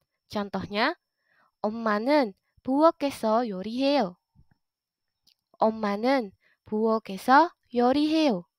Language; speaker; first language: Korean; non-native, fluent; Indonesian